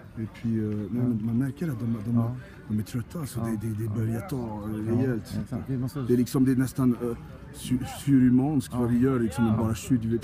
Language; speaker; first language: Swedish; non-native, fluent; French